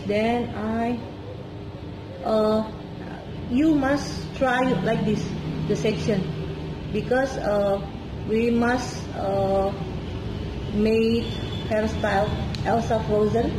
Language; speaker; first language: English; non-native, learner; Indonesian